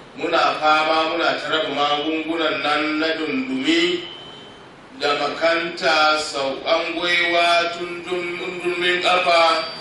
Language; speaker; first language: Hausa; native; Hausa